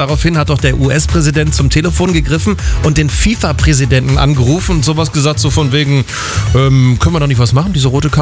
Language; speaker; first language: German; native; German